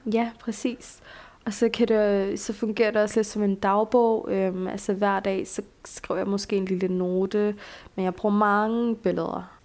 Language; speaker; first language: Danish; early bilingual, other home language; Bulgarian